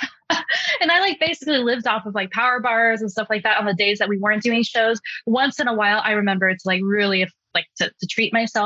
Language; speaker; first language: English; early bilingual, other home language; Chinese